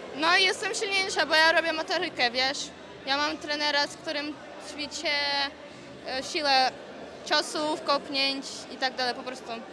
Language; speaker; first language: Polish; native; Polish